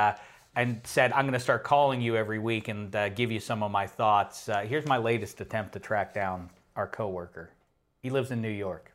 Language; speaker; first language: English; native; English